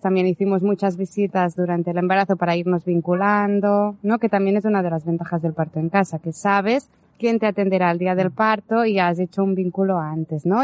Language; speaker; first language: Spanish; native; Spanish